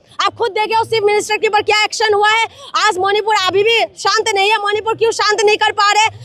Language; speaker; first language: Hindi; non-native, local second language; Manipuri